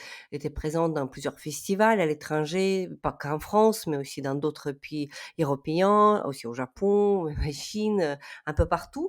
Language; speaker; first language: French; non-native, fluent; Ukrainian